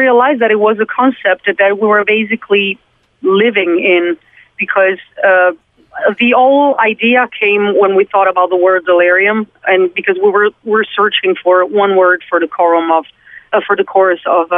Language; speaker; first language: English; non-native, fluent; Italian